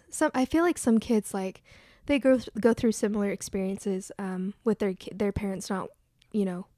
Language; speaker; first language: English; native; English